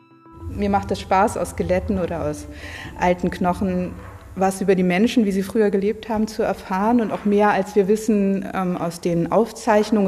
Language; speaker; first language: German; native; German